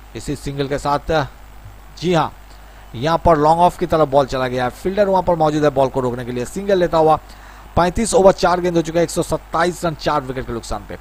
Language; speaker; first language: Hindi; non-native, local second language; Bangla